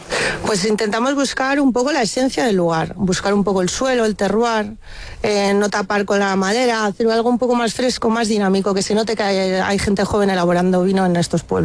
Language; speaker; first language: Spanish; native; Spanish